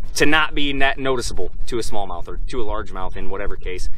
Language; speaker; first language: English; native; English